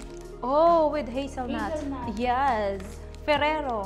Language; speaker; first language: English; non-native, local second language; Filipino